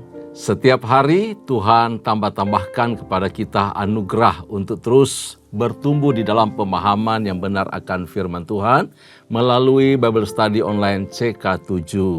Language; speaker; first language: Indonesian; native; Indonesian